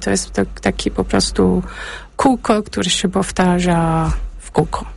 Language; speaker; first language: Polish; early bilingual, heritage; Polish